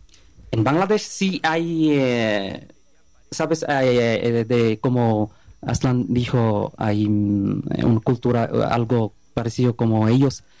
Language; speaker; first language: Spanish; non-native, learner; Bangla